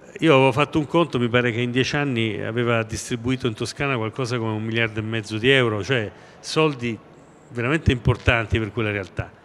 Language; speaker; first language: Italian; native; Italian